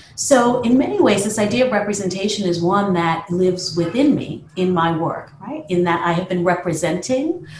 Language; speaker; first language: English; native; English